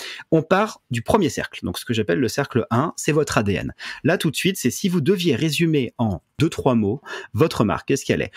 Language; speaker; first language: French; native; French